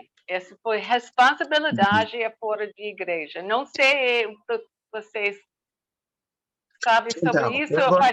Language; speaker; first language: Portuguese; non-native, learner; English